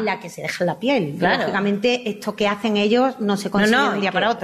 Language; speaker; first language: Spanish; native; Spanish